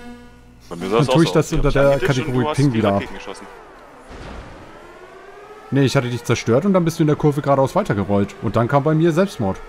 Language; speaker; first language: German; native; German